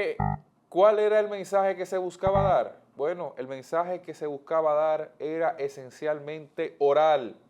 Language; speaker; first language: Spanish; native; Spanish